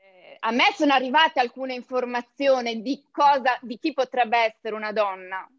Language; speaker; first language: Italian; native; Italian